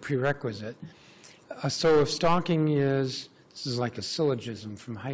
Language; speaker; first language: English; native; English